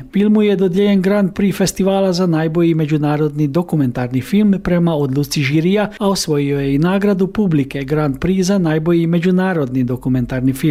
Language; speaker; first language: Serbian; native; Serbian